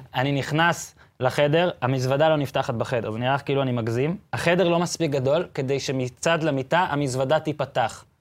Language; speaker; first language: Hebrew; native; Hebrew